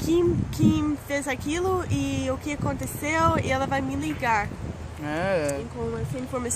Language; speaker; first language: Portuguese; non-native, fluent; English